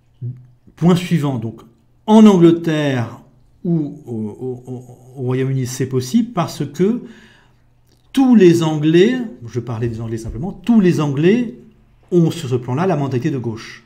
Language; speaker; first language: French; native; French